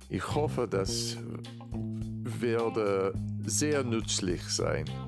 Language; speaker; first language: German; non-native, learner; Spanish